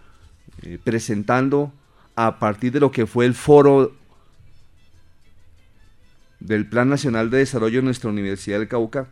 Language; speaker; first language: Spanish; native; Spanish